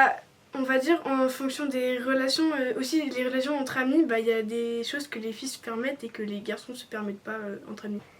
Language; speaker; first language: French; native; French